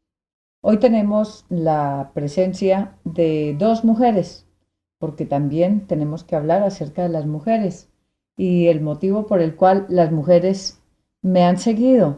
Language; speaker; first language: Spanish; native; Spanish